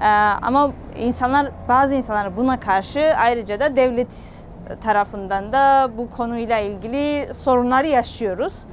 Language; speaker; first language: Turkish; non-native, fluent; Georgian